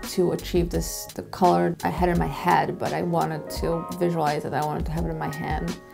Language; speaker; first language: English; non-native, fluent; Polish